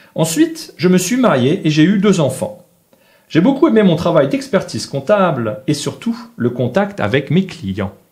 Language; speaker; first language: French; native; French